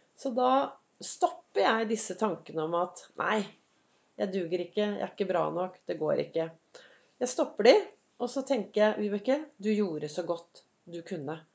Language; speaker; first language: Norwegian; native; Norwegian